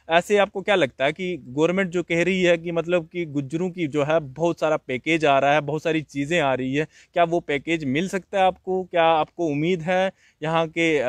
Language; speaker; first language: Hindi; native; Hindi